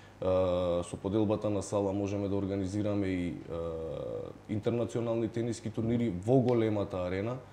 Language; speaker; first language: Macedonian; native; Macedonian